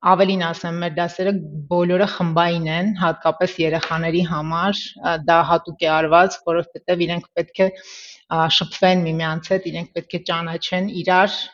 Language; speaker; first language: Armenian; early bilingual, heritage; Armenian